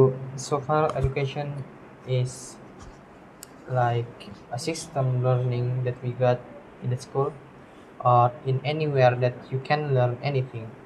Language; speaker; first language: English; non-native, learner; Indonesian